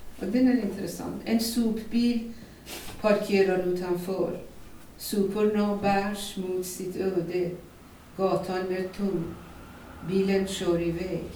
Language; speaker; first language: Swedish; non-native, fluent; Persian